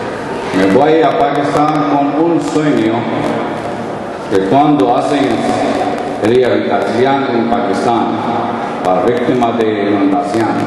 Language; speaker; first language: Spanish; non-native, learner; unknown